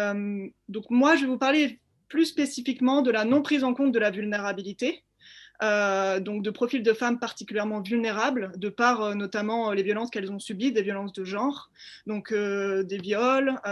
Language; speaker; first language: French; native; French